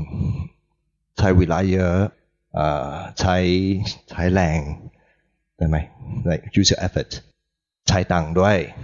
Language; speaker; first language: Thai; non-native, learner; English